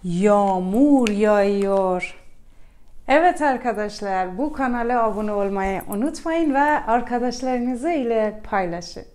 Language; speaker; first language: Turkish; non-native, learner; Persian